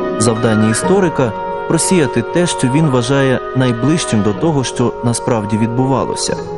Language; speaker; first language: Ukrainian; native; Ukrainian